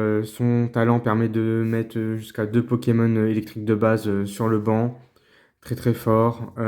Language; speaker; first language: French; native; French